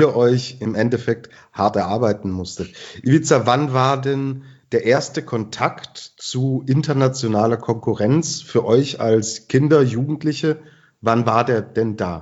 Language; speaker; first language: German; native; German